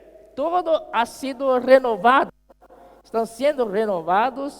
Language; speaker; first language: Spanish; non-native, fluent; Portuguese